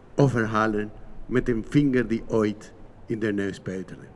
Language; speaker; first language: Dutch; non-native, fluent; Spanish